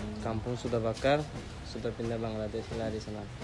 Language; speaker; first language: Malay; non-native, local second language; Rohingya